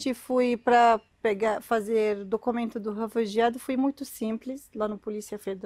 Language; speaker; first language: Portuguese; non-native, learner; Arabic